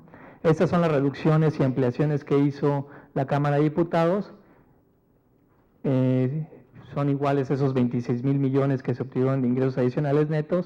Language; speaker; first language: Spanish; native; Spanish